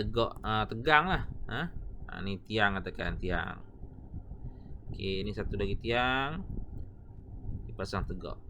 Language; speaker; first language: Malay; native; Malay